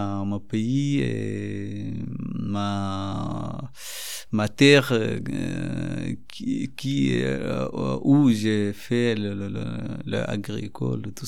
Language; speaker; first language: French; non-native, learner; Arabic